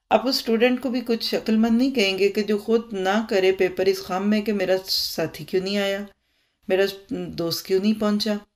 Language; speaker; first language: Urdu; native; Urdu